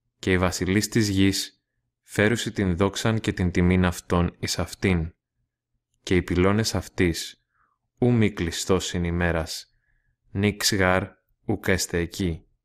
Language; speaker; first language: Greek; non-native, learner; Russian